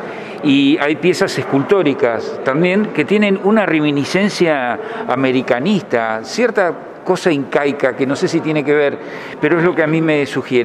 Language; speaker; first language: Spanish; native; Spanish